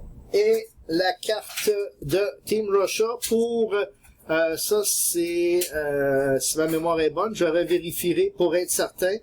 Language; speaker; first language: French; native; French